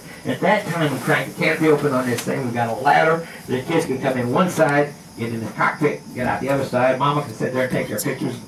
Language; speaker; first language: English; native; English